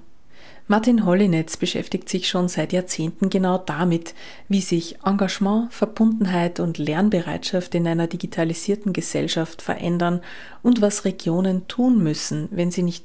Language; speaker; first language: German; native; German